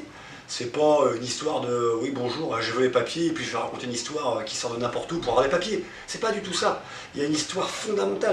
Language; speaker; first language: French; native; French